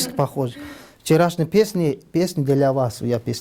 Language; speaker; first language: Russian; non-native, learner; Tajik